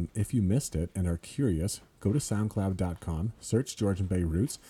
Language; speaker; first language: English; native; English